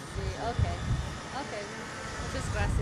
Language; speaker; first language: Spanish; non-native, learner; English